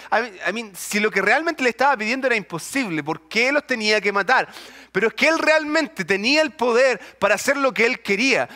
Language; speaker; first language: Spanish; native; Spanish